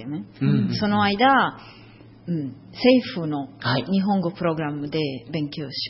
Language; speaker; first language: Japanese; non-native, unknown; Italian